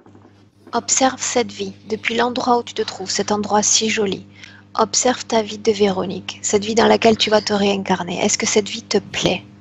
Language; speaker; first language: French; native; French